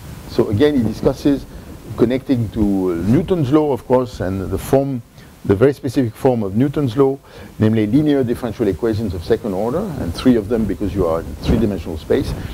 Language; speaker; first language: English; non-native, fluent; French